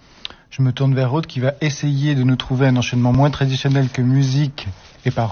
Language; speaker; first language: French; native; French